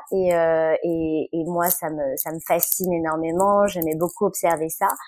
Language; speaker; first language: French; early bilingual, other home language; Vietnamese